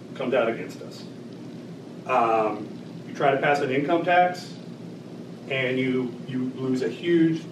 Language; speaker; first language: English; native; English